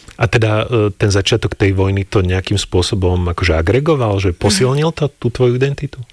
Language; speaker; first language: Slovak; native; Slovak